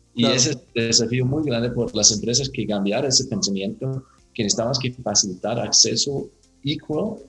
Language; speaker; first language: Spanish; non-native, learner; Danish